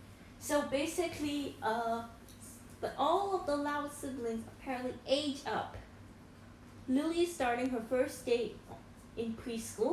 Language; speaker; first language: English; native; English